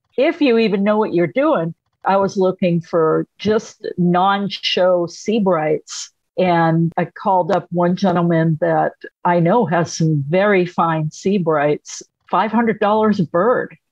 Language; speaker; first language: English; native; English